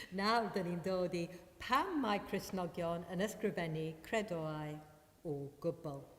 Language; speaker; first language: Welsh; non-native, fluent; Maltese